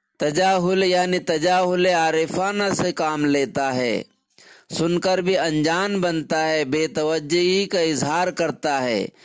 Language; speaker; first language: Urdu; native; Urdu